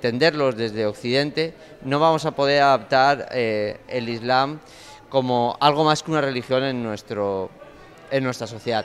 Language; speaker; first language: Spanish; native; Spanish